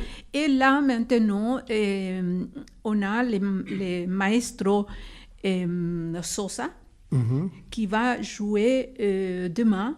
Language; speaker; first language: French; non-native, fluent; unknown